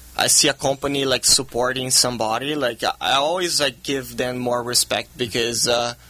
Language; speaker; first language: English; non-native, fluent; Portuguese